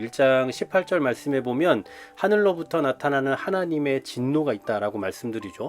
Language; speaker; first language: Korean; native; Korean